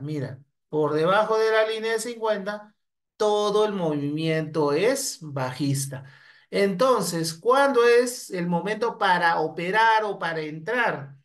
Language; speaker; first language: Spanish; native; Spanish